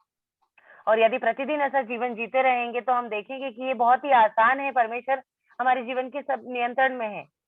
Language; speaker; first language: Hindi; native; Hindi